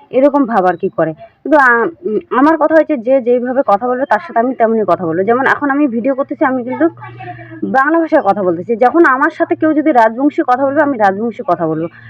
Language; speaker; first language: Bangla; non-native, local second language; Rangpuri